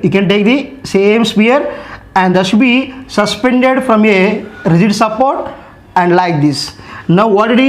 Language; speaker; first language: English; non-native, local second language; Telugu